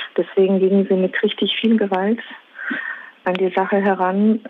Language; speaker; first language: German; non-native, fluent; Russian